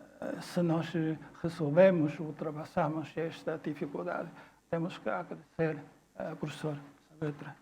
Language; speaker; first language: Portuguese; non-native, fluent; Chinese